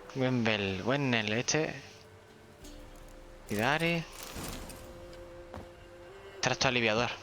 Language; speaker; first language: Spanish; native; Spanish